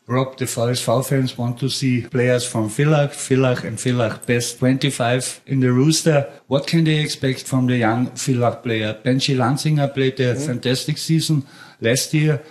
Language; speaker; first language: English; non-native, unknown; German